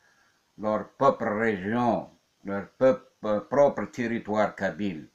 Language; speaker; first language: French; non-native, local second language; Kabyle